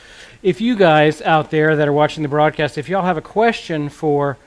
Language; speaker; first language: English; native; English